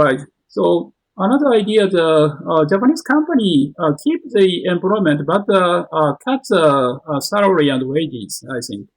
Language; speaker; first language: English; non-native, learner; Japanese